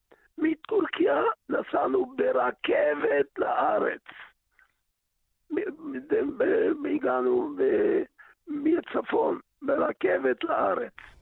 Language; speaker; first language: Hebrew; early bilingual, other home language; Yiddish